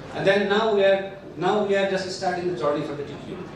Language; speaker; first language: English; non-native, local second language; Nepali